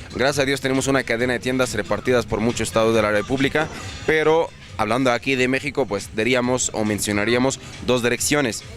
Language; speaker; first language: Spanish; non-native, fluent; Arabic